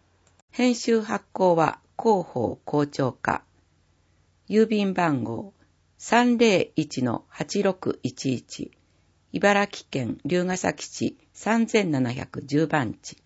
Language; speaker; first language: Japanese; native; Japanese